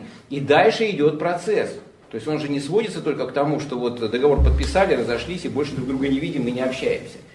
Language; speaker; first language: Russian; native; Russian